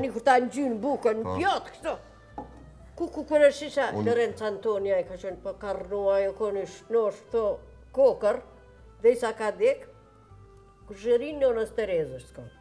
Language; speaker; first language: Albanian; native; Albanian